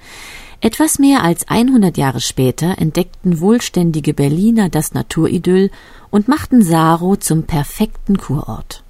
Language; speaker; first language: German; native; German